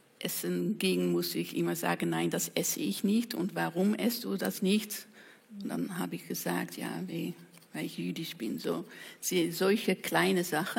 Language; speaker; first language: German; non-native, fluent; Dutch